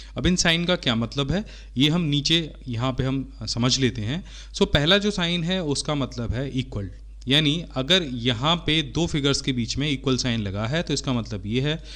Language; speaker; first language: Hindi; native; Hindi